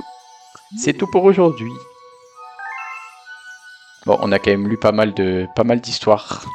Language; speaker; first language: French; native; French